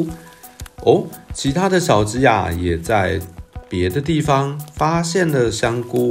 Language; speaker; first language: Chinese; native; Chinese